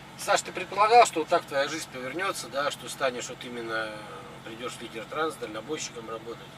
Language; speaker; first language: Russian; native; Russian